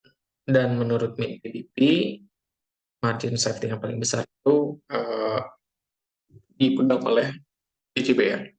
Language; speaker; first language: Indonesian; native; Indonesian